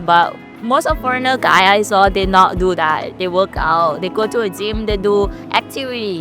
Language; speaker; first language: English; non-native, learner; Thai